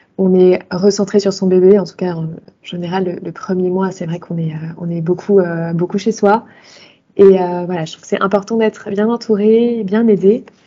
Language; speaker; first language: French; native; French